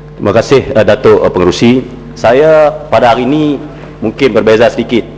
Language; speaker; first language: Malay; native; Malay